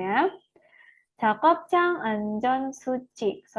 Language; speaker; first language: Korean; non-native, fluent; Indonesian